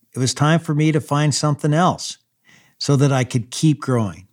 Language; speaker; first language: English; native; English